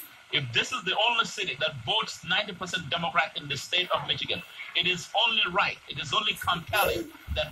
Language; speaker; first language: English; native; English